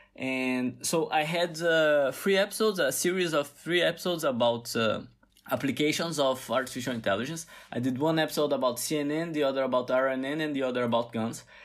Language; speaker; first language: English; non-native, fluent; Portuguese